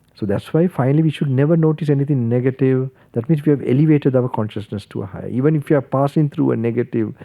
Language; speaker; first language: English; non-native, local second language; Sinhala